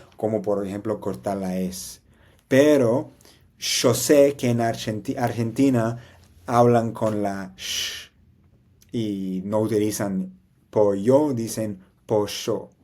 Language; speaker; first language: Spanish; non-native, learner; English